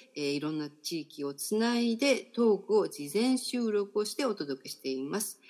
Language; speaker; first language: Japanese; native; Japanese